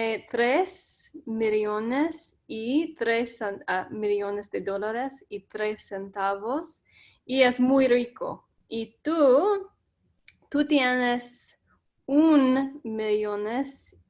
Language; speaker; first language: Spanish; non-native, learner; English